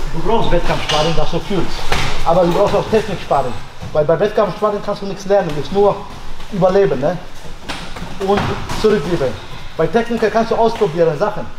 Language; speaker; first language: German; non-native, fluent; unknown